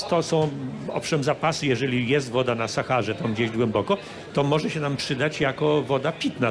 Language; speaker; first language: Polish; native; Polish